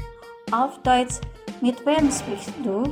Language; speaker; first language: German; non-native, fluent; Indonesian